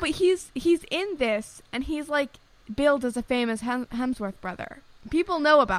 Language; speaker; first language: English; native; English